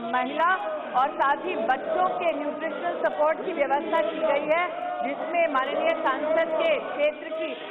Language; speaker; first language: Hindi; native; Hindi